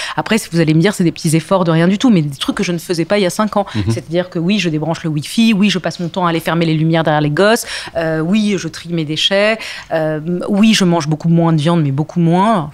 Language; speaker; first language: French; early bilingual, other home language; Arabic